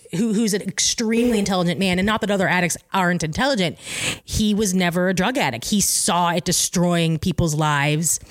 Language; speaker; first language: English; native; English